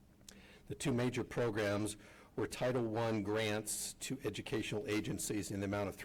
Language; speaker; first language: English; native; English